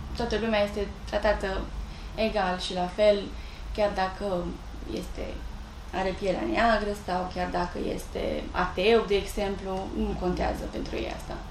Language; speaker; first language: Romanian; early bilingual, heritage; French